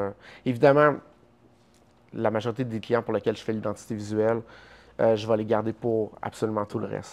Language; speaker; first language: French; native; French